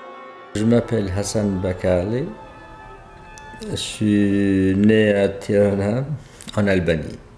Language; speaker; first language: French; non-native, fluent; Albanian